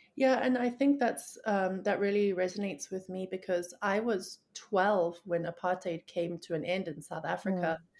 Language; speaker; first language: English; native; English